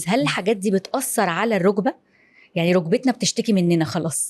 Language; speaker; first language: Arabic; native; Arabic